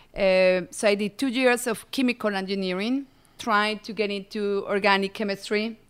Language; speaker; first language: English; non-native, fluent; Spanish